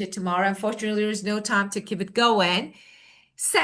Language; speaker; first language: English; non-native, fluent; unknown